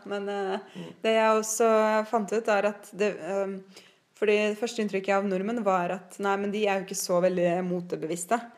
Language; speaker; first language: Norwegian; non-native, fluent; Russian